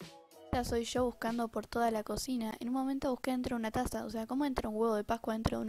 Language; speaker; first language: Spanish; native; Spanish